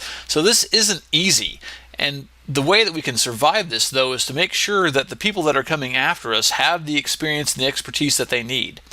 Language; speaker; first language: English; native; English